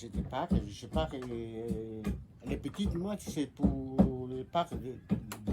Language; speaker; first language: French; non-native, local second language; Malagasy